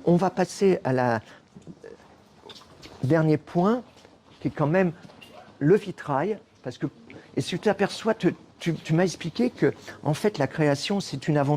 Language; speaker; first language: French; native; French